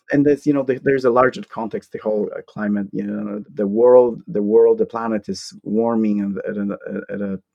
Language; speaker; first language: English; non-native, fluent; Polish